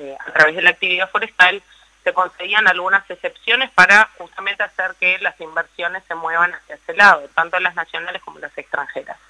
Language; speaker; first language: Spanish; native; Spanish